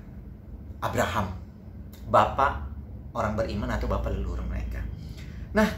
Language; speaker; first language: Indonesian; native; Indonesian